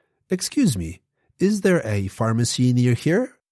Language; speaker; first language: English; non-native, fluent; Polish